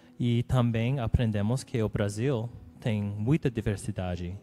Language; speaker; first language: Portuguese; non-native, learner; English